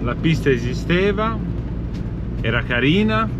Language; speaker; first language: Italian; native; Italian